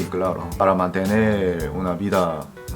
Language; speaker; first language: Spanish; non-native, fluent; Korean